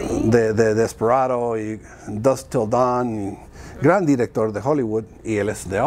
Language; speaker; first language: Spanish; early bilingual, heritage; Spanish